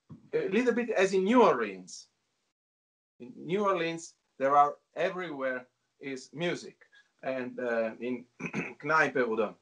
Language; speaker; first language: English; non-native, learner; Italian